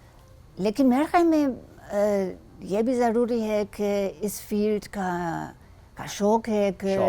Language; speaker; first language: Hindi; non-native, learner; German